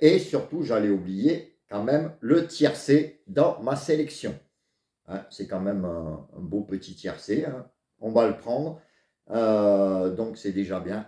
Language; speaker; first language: French; native; French